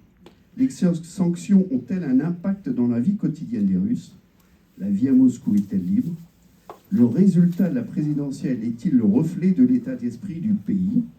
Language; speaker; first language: French; native; French